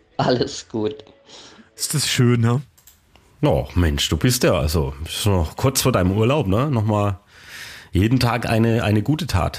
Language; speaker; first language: German; native; German